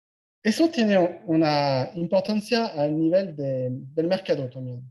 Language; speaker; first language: Spanish; non-native, fluent; French